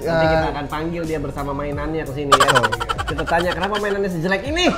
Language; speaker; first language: Indonesian; native; Indonesian